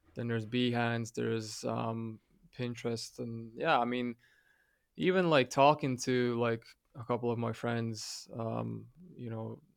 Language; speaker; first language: English; non-native, fluent; Latvian